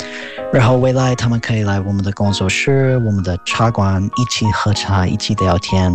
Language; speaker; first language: Chinese; non-native, fluent; English